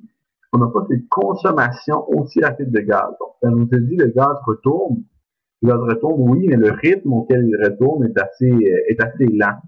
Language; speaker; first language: French; native; French